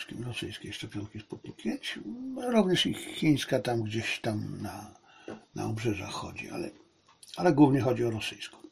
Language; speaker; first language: Polish; native; Polish